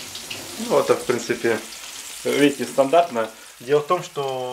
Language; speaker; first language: Russian; native; Russian